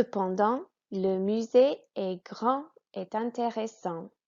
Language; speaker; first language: French; non-native, fluent; English